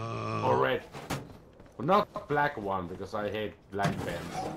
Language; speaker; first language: English; non-native, learner; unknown